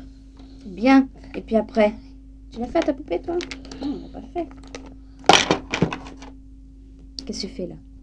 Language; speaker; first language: French; native; French